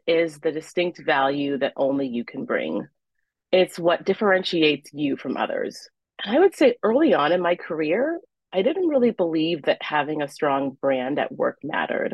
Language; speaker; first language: English; native; English